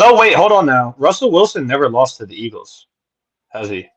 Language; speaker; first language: English; native; English